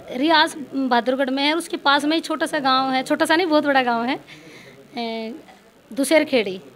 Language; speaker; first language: Hindi; native; Hindi